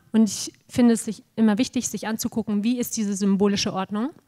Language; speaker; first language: German; native; German